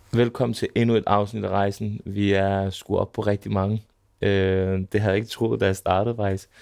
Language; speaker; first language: Danish; early bilingual, other home language; Serbian